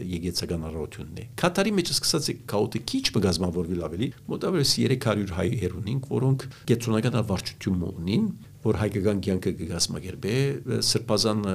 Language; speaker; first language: Armenian; early bilingual, heritage; Arabic